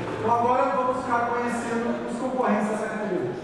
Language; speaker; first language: Portuguese; native; Portuguese